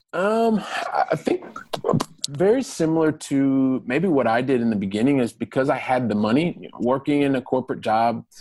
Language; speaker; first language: English; native; English